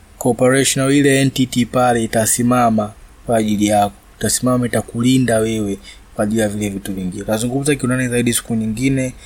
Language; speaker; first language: Swahili; native; Swahili